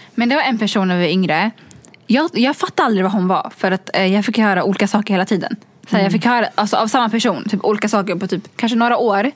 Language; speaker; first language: Swedish; early bilingual, other home language; Tigrinya